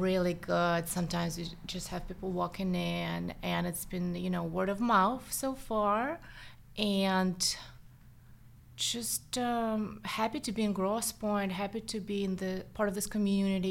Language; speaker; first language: English; non-native, fluent; Russian